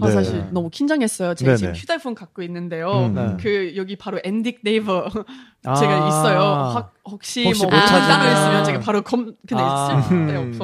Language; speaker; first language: Korean; non-native, learner; English